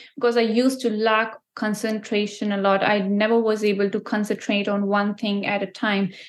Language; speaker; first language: English; non-native, local second language; Punjabi